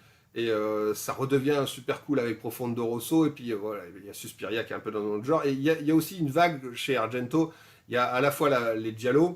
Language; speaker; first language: French; native; French